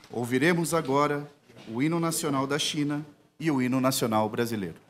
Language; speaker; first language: Portuguese; native; Portuguese